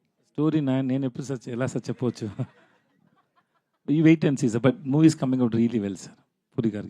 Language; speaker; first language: Telugu; non-native, learner; Tamil